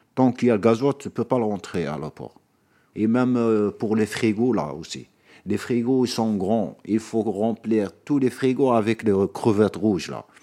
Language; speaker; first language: French; non-native, local second language; Arabic